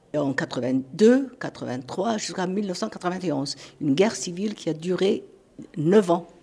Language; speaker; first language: French; non-native, fluent; Somali